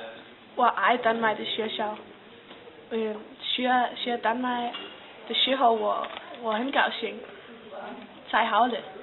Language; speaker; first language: Chinese; non-native, learner; Danish